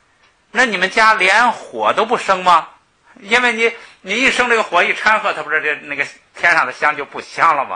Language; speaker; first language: Chinese; native; Chinese